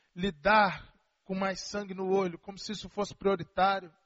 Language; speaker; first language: Portuguese; native; Portuguese